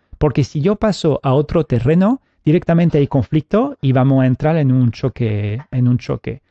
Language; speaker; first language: Spanish; early bilingual, heritage; Spanish